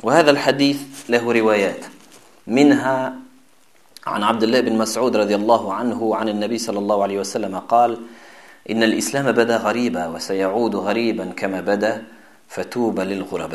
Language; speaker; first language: Arabic; non-native, fluent; French